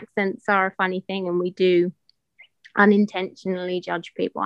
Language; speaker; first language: English; native; English